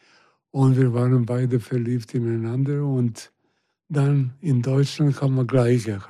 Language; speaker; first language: German; non-native, fluent; Serbian